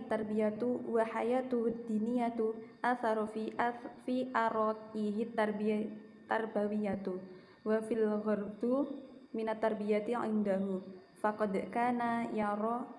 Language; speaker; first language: Arabic; non-native, learner; Indonesian